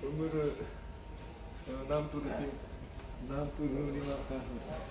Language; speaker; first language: Indonesian; non-native, learner; Japanese